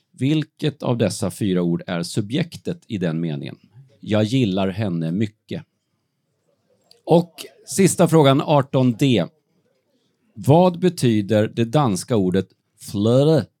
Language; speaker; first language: Swedish; native; Swedish